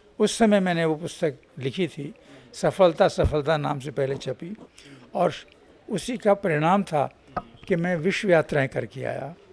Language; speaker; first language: Hindi; native; Hindi